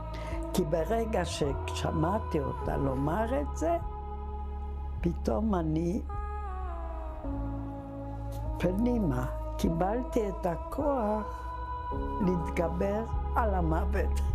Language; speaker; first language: Hebrew; non-native, fluent; Czech